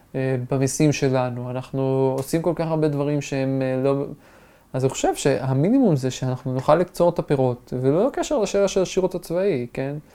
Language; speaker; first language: Hebrew; non-native, local second language; Arabic